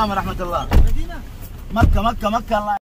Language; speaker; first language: Arabic; native; Arabic